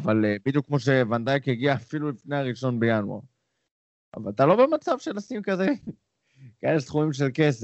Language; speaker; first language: Hebrew; native; Hebrew